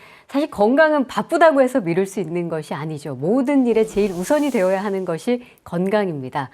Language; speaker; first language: Korean; native; Korean